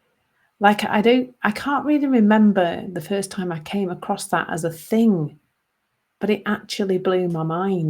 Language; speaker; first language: English; native; English